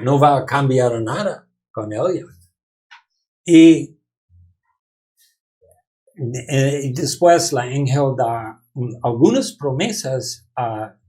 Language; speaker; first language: Spanish; non-native, learner; English